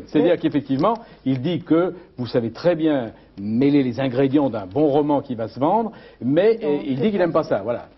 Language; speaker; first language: French; native; French